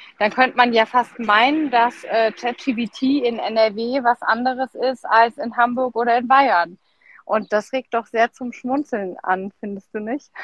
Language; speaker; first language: German; native; German